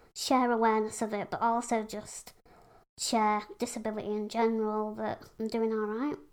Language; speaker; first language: English; native; English